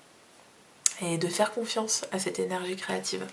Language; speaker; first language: French; native; French